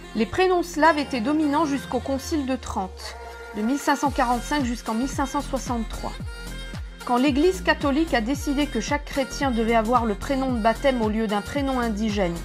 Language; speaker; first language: French; native; French